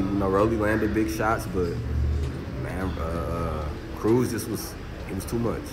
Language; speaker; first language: English; native; English